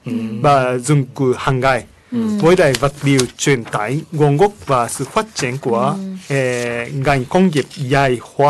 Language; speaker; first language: Vietnamese; non-native, fluent; Japanese